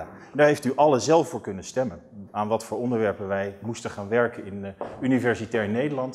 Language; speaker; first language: Dutch; native; Dutch